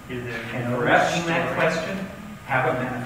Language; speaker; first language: English; native; English